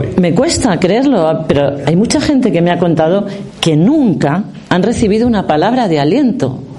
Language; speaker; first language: Spanish; native; Spanish